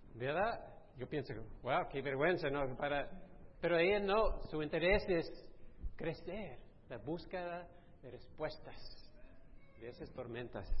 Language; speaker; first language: Spanish; non-native, fluent; English